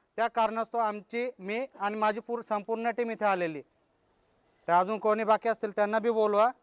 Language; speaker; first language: Marathi; non-native, local second language; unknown